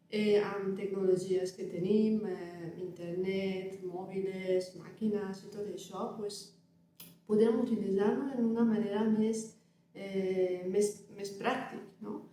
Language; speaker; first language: Catalan; non-native, learner; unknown